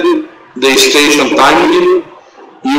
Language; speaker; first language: English; non-native, learner; Portuguese